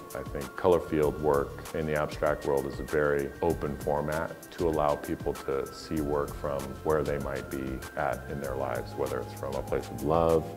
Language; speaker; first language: English; native; English